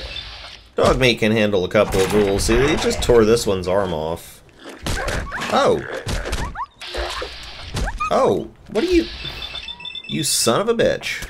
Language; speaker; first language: English; native; English